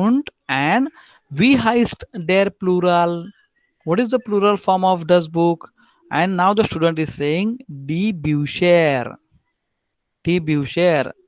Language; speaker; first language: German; non-native, fluent; Hindi